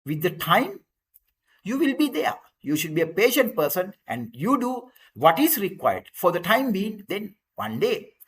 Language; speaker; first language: English; non-native, local second language; Sinhala